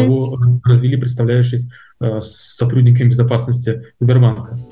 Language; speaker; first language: Russian; native; Russian